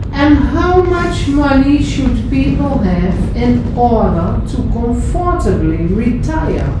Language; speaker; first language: English; non-native, fluent; Dutch